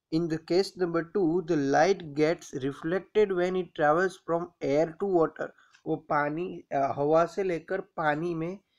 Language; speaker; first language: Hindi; non-native, local second language; Gujarati